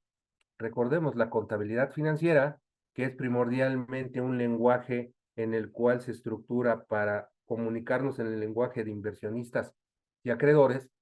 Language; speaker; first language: Spanish; native; Spanish